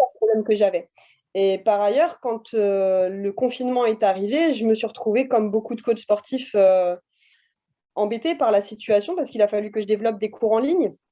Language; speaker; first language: French; native; French